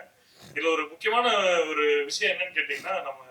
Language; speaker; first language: Tamil; native; Tamil